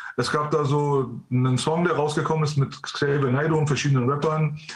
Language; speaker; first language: German; early bilingual, other home language; Persian